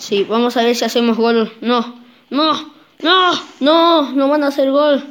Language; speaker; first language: Spanish; native; Spanish